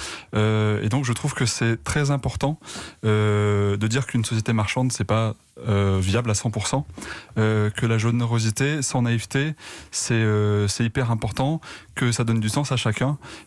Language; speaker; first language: French; native; French